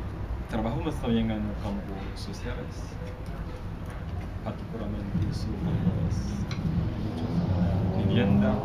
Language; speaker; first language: Spanish; non-native, learner; Haitian Creole